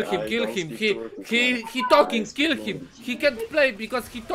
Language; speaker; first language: English; non-native, learner; Polish